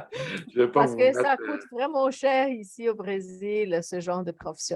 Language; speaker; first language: French; non-native, fluent; Portuguese